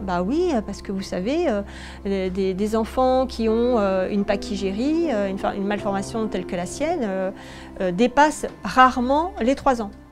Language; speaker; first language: French; native; French